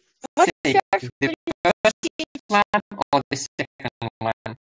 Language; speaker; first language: English; non-native, learner; Russian